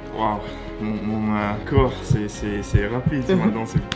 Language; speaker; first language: French; non-native, learner; English